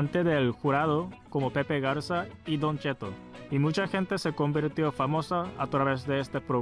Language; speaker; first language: Spanish; non-native, fluent; Japanese